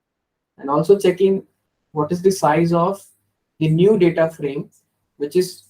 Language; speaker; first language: English; non-native, local second language; Hindi